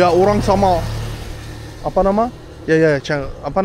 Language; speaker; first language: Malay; non-native, learner; Turkish